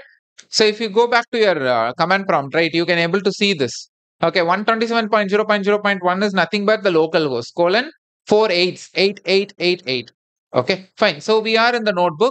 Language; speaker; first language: English; non-native, local second language; Tamil